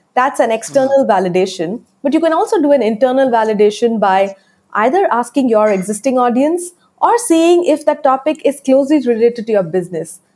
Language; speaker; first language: English; non-native, local second language; Tamil